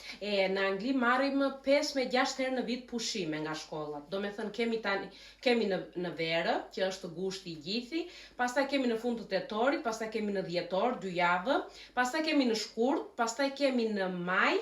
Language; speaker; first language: Albanian; early bilingual, heritage; Albanian